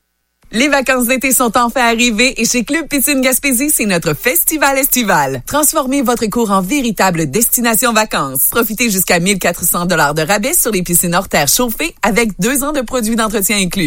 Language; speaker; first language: French; native; French